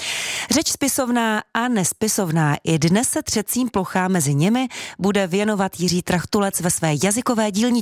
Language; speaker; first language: Czech; native; Czech